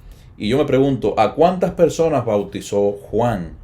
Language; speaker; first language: Spanish; native; Spanish